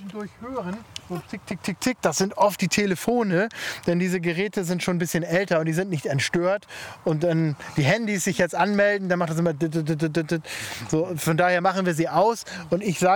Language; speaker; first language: German; native; German